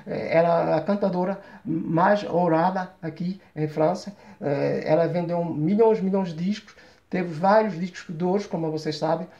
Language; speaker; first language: Portuguese; early bilingual, heritage; Portuguese